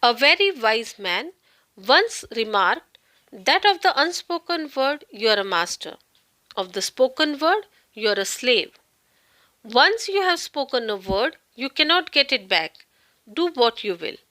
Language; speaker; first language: English; non-native, local second language; Marathi